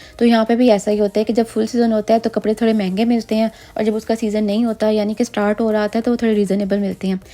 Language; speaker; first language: Urdu; native; Urdu